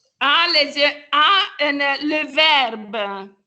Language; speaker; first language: French; non-native, learner; Italian